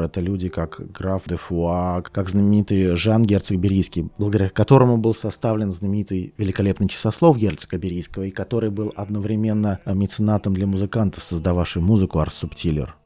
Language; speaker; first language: Russian; native; Russian